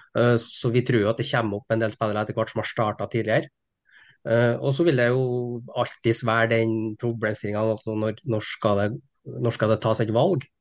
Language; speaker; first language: Norwegian; native; Norwegian